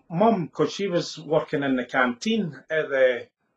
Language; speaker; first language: English; native; English